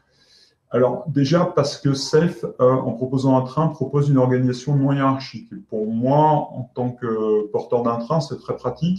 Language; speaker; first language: French; native; French